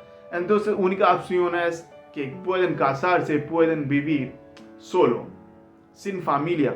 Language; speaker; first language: Spanish; non-native, learner; Hindi